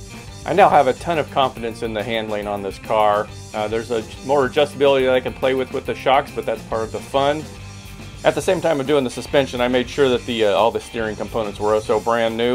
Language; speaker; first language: English; native; English